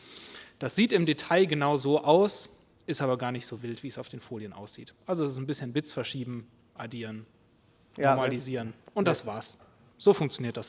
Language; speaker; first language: German; native; German